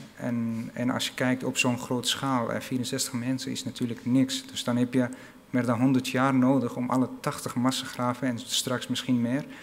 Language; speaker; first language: Dutch; non-native, fluent; Arabic